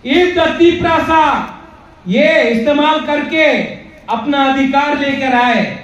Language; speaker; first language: Hindi; non-native, local second language; Kok Borok